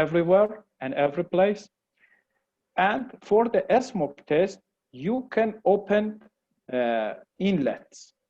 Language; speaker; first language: English; non-native, learner; Persian